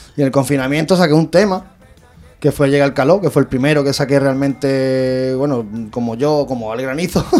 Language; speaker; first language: Spanish; native; Spanish